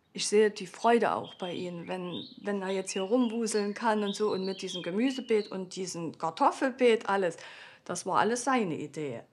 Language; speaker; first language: German; native; German